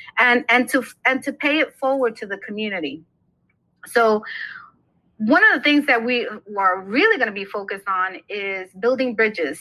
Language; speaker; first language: English; native; English